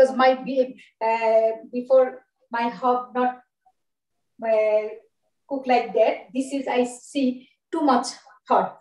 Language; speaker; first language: English; non-native, learner; Bangla